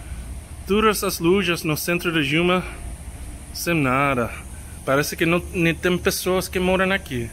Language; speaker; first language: Portuguese; non-native, learner; English